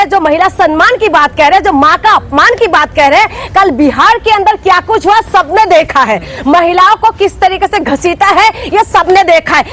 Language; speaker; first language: Hindi; non-native, local second language; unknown